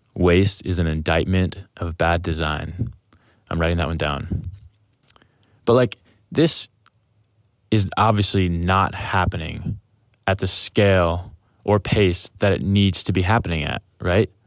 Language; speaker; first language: English; native; English